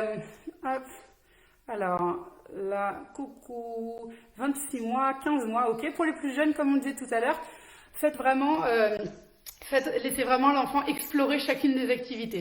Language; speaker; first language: French; native; French